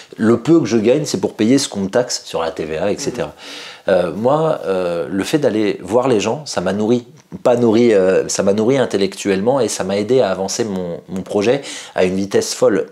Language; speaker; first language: French; native; French